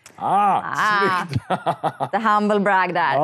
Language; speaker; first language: Swedish; native; Swedish